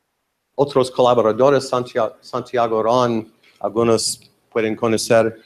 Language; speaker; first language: Spanish; non-native, learner; English